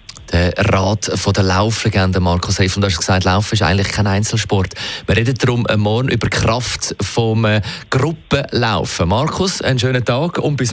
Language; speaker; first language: German; native; German